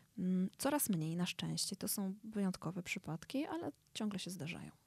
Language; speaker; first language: Polish; native; Polish